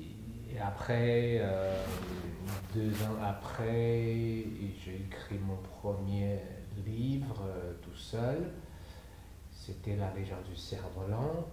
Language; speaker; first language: French; non-native, fluent; Chinese